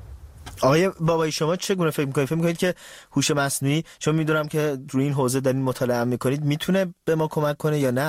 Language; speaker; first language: Persian; native; Persian